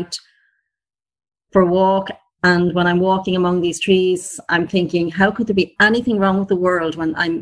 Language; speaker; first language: English; native; English